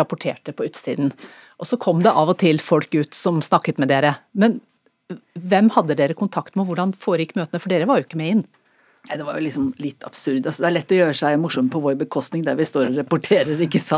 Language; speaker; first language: Norwegian; native; Norwegian